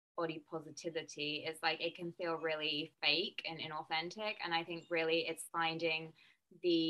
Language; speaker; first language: English; native; English